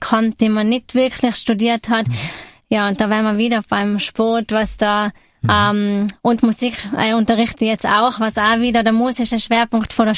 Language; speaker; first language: German; native; German